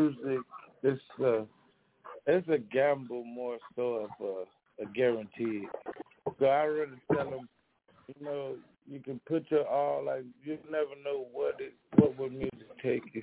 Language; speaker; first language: English; native; English